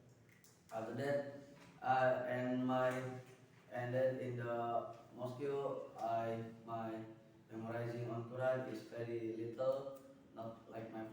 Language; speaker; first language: English; non-native, learner; Indonesian